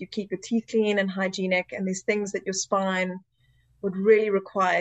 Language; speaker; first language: English; native; English